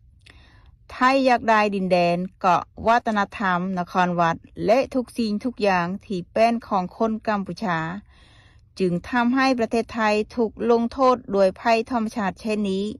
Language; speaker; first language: Thai; non-native, local second language; Khmer